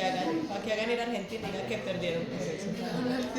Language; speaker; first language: Spanish; native; Spanish